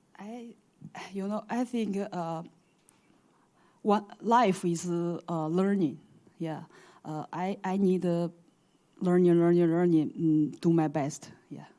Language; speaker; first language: English; non-native, learner; Chinese